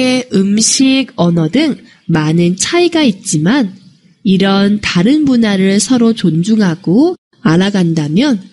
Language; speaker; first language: Korean; non-native, fluent; Chinese